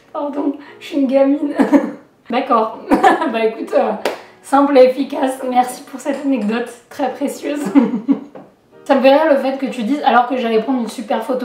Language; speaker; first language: French; native; French